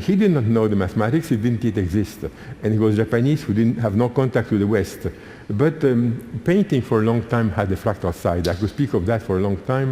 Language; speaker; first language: English; non-native, fluent; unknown